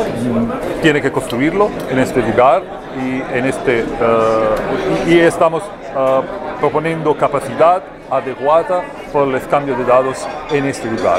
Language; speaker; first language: Spanish; non-native, learner; Italian